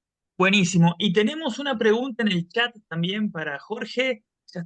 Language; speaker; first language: Spanish; native; Spanish